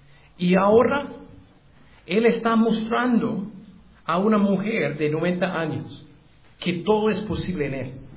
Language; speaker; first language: Spanish; non-native, learner; English